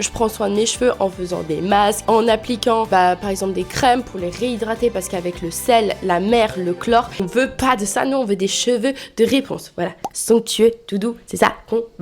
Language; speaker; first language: French; native; French